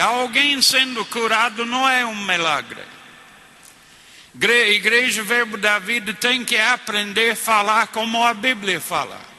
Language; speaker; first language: Portuguese; non-native, fluent; English